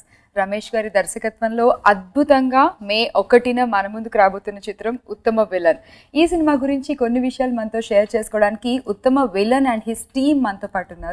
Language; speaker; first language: Telugu; native; Telugu